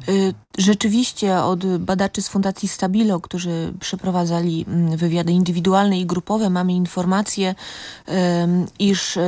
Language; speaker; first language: Polish; native; Polish